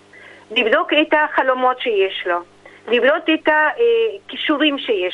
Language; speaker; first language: Hebrew; non-native, fluent; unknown